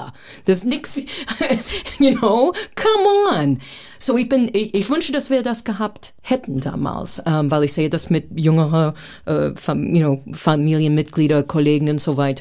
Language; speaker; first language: German; non-native, fluent; English